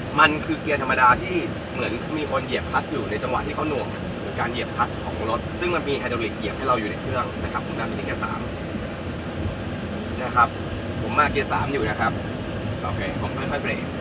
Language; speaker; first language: Thai; native; Thai